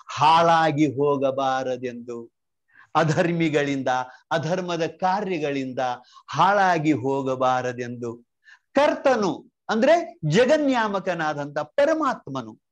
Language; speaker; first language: Kannada; native; Kannada